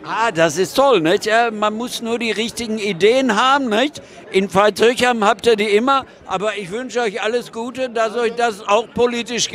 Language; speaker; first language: German; native; German